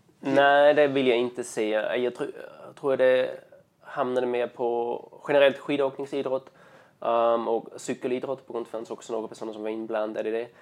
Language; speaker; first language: Swedish; non-native, fluent; German